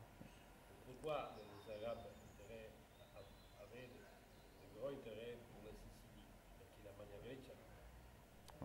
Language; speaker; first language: French; non-native, fluent; Italian